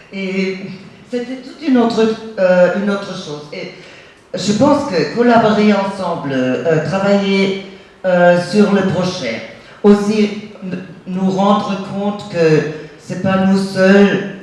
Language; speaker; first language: French; non-native, fluent; German